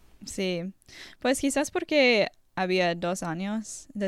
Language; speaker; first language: Spanish; non-native, learner; English